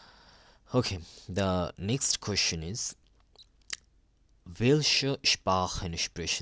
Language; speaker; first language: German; non-native, learner; Bangla